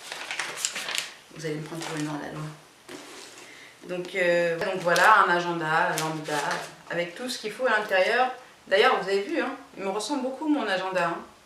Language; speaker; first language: French; native; French